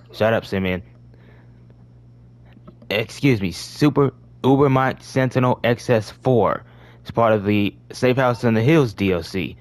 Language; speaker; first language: English; native; English